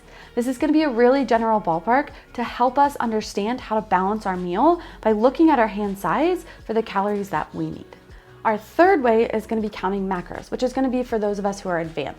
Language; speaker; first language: English; native; English